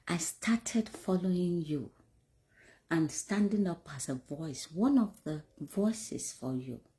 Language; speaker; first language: English; non-native, local second language; Yoruba